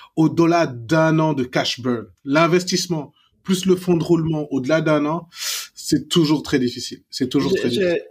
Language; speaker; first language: French; non-native, local second language; Wolof